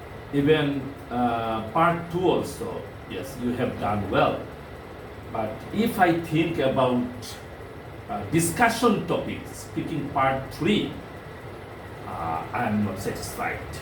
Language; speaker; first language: English; non-native, fluent; Bangla